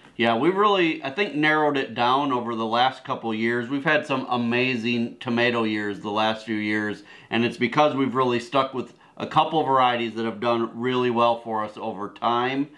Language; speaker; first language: English; native; English